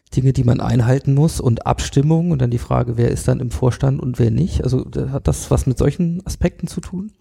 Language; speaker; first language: German; native; German